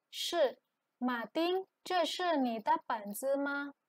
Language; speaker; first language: Chinese; non-native, fluent; Indonesian